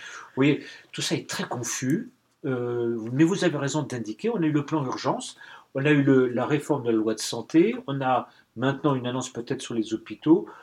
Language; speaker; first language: French; native; French